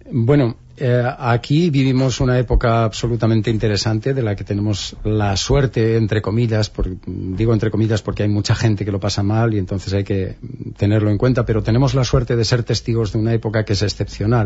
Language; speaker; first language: Spanish; native; Spanish